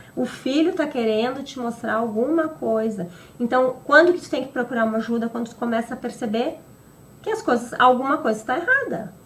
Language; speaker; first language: Portuguese; native; Portuguese